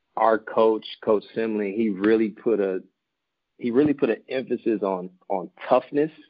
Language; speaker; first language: English; native; English